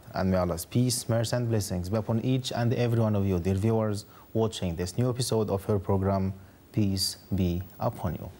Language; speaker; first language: English; non-native, fluent; Arabic